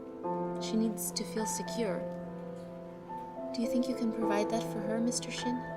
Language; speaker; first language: English; native; English